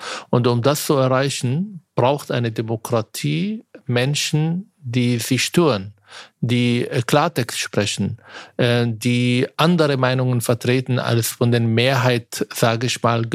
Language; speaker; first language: German; non-native, fluent; Arabic